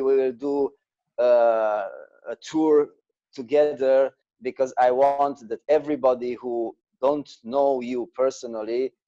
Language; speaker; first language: English; non-native, learner; Romanian